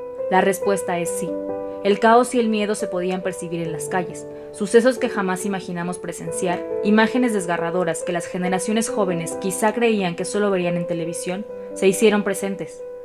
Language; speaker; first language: Spanish; native; Spanish